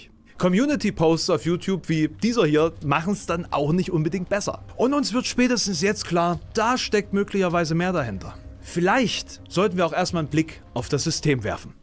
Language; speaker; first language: German; native; German